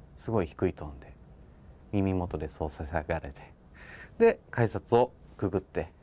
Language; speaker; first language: Japanese; native; Japanese